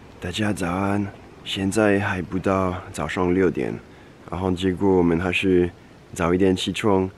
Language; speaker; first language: Chinese; non-native, fluent; French